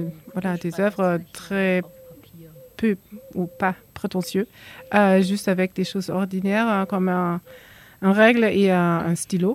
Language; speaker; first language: French; non-native, fluent; German